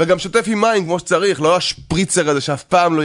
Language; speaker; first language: Hebrew; native; Hebrew